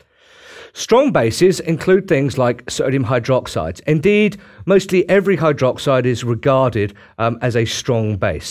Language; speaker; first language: English; native; English